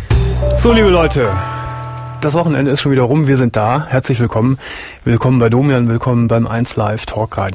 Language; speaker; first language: German; native; German